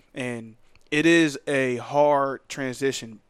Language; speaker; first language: English; native; English